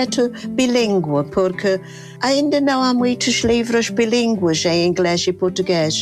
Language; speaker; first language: Portuguese; non-native, fluent; English